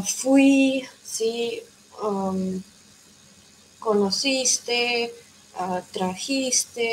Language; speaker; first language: Spanish; non-native, fluent; Russian